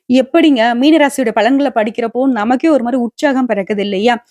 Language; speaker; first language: Tamil; native; Tamil